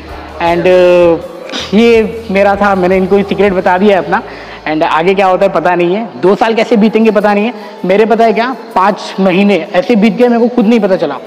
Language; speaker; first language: Hindi; native; Hindi